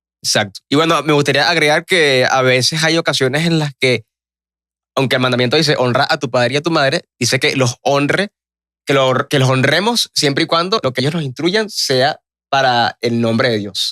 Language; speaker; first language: Spanish; native; Spanish